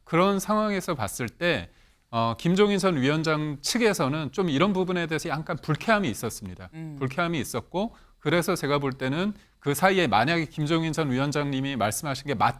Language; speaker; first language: Korean; native; Korean